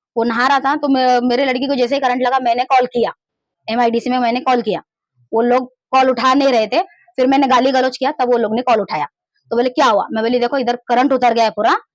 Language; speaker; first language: Hindi; non-native, local second language; Marathi